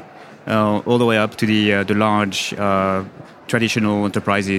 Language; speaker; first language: English; non-native, fluent; French